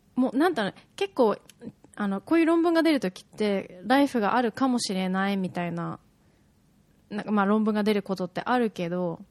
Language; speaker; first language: Japanese; native; Japanese